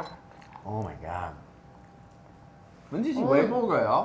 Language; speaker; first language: Korean; non-native, fluent; English